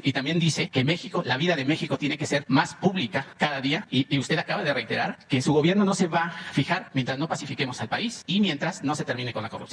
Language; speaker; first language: Spanish; native; Spanish